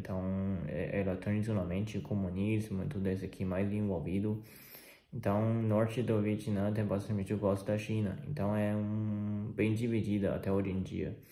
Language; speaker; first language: Portuguese; non-native, fluent; Chinese